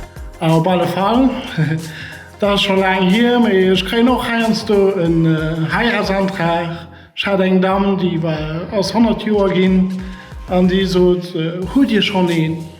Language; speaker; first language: German; non-native, local second language; Luxembourgish